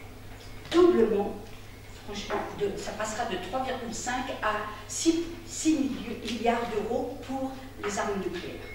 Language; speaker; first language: French; native; French